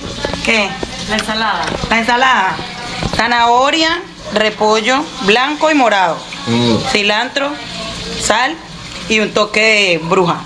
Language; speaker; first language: Spanish; native; Spanish